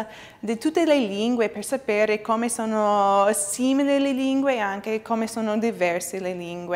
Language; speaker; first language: Italian; non-native, learner; English